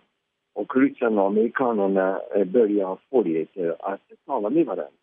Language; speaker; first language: Swedish; early bilingual, heritage; Swedish